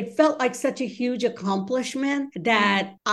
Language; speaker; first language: English; early bilingual, other home language; Bangla